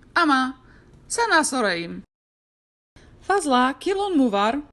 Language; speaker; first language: Turkish; non-native, learner; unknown